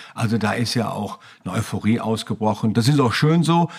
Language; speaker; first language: German; native; German